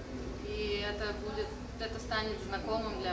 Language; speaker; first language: Russian; native; Russian